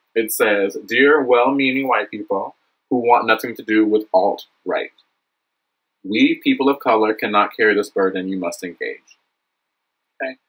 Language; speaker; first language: English; native; English